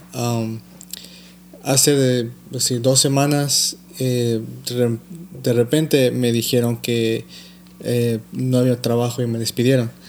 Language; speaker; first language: Spanish; early bilingual, heritage; Spanish